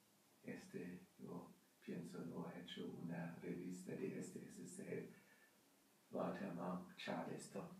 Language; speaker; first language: Spanish; non-native, learner; German